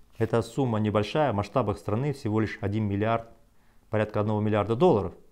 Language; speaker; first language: Russian; non-native, local second language; Kazakh